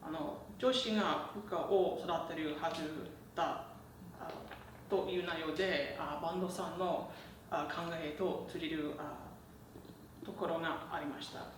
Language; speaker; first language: Japanese; non-native, learner; English